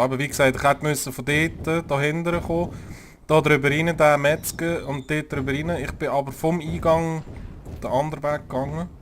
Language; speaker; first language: German; native; German